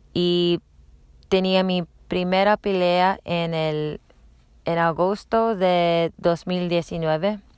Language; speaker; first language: Spanish; non-native, learner; English